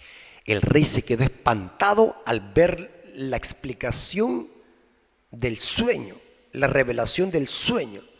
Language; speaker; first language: Spanish; native; Spanish